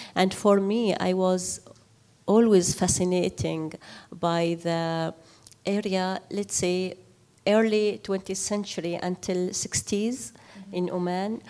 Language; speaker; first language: English; non-native, fluent; Arabic